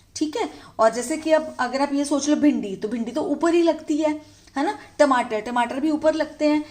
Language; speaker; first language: Hindi; native; Hindi